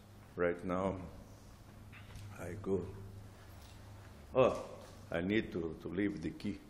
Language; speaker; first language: English; non-native, learner; Portuguese